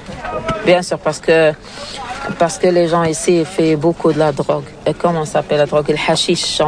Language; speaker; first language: French; non-native, learner; Arabic